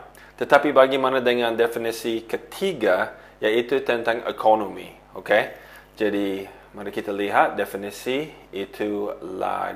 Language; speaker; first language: Indonesian; non-native, fluent; English